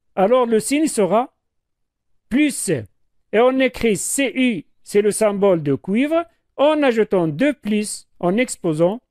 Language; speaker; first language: French; non-native, local second language; Arabic